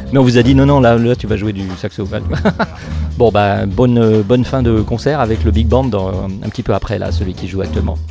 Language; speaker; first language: French; native; French